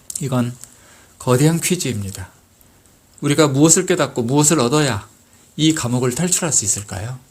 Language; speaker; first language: Korean; native; Korean